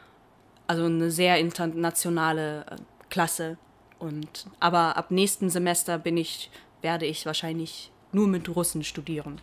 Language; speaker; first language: German; early bilingual, heritage; Portuguese